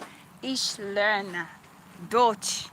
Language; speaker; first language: German; non-native, learner; English